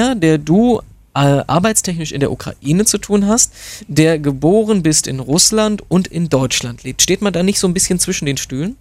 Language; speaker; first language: German; native; German